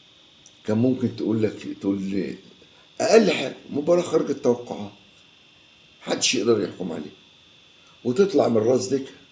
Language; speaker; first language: Arabic; native; Arabic